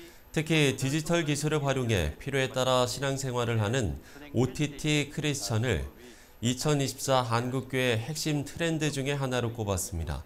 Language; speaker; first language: Korean; native; Korean